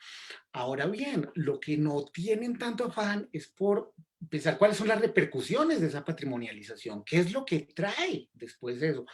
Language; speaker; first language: Spanish; native; Spanish